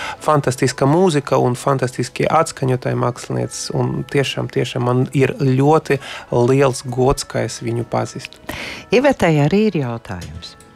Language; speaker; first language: Latvian; non-native, local second language; Russian